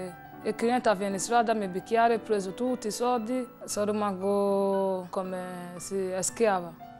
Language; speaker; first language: Italian; non-native, learner; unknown